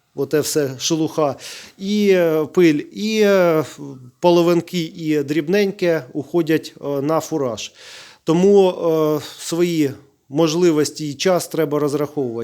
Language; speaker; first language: Ukrainian; native; Ukrainian